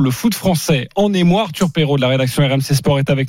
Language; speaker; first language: French; native; French